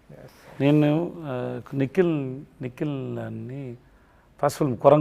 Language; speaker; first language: Telugu; non-native, learner; Tamil